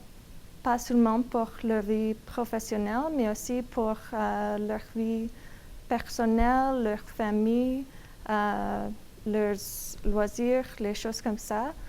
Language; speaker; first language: French; non-native, learner; English